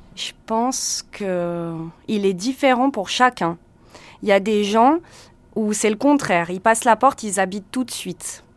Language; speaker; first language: French; native; French